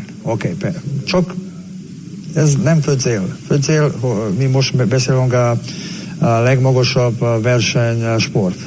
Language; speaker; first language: Hungarian; non-native, learner; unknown